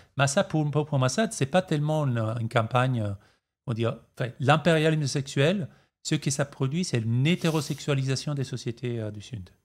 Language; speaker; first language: French; non-native, fluent; Italian